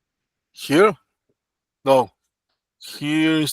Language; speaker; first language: English; non-native, learner; Spanish